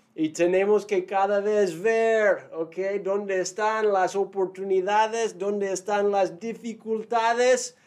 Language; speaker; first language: Spanish; non-native, fluent; English